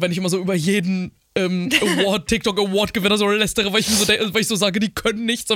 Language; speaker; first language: German; native; German